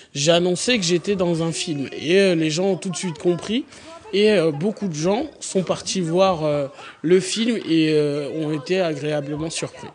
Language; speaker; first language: French; native; French